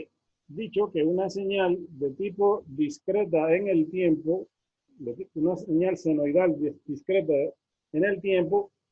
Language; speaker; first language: Spanish; native; Spanish